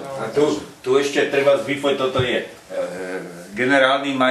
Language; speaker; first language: Polish; non-native, learner; Slovak